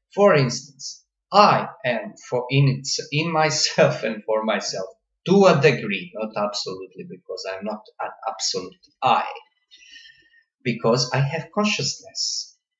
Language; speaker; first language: English; non-native, fluent; Croatian